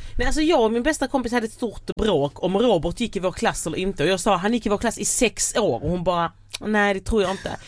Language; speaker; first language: Swedish; native; Swedish